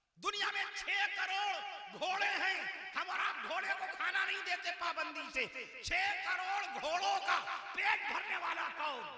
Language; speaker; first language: Urdu; native; Urdu